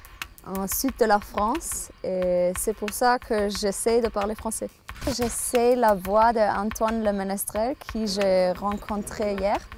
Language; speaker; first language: French; non-native, learner; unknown